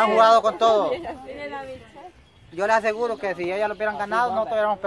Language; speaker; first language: Spanish; native; Spanish